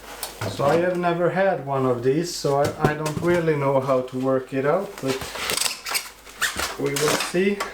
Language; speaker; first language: English; non-native, fluent; Swedish